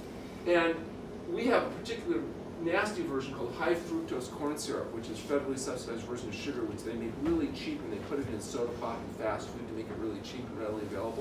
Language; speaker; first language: English; native; English